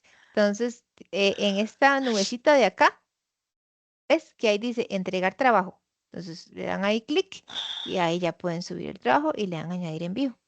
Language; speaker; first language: Spanish; native; Spanish